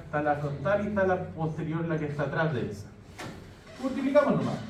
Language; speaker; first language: Spanish; native; Spanish